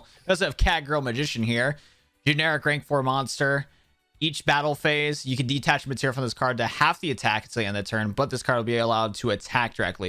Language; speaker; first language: English; native; English